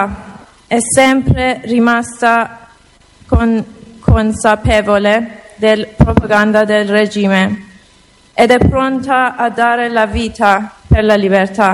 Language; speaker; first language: Italian; non-native, learner; Persian